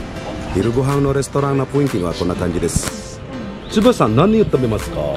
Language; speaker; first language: Japanese; non-native, learner; Indonesian